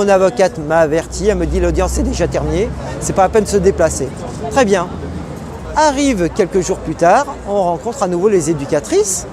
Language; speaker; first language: French; native; French